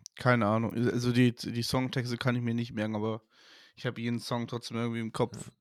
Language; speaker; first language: German; native; German